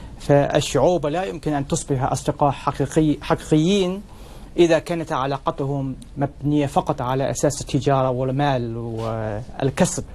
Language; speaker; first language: Arabic; non-native, fluent; Chinese